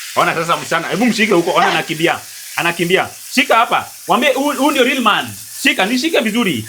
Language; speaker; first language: Swahili; non-native, local second language; Luo (Kenya and Tanzania)